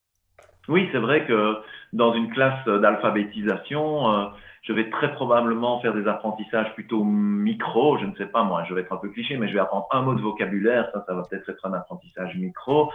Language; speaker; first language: French; native; French